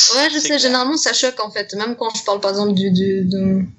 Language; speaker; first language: French; native; French